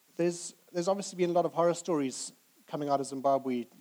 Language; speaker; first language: English; native; English